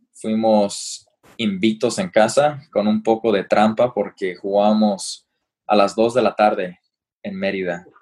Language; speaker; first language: Spanish; early bilingual, heritage; Spanish